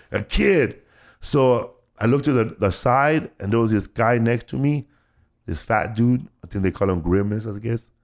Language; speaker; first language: English; native; English